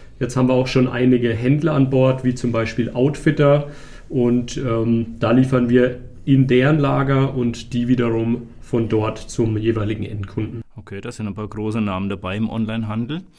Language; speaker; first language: German; native; German